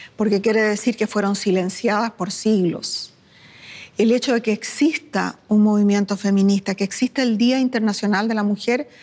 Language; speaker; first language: Spanish; native; Spanish